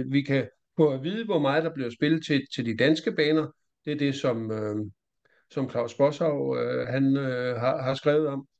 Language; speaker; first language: Danish; native; Danish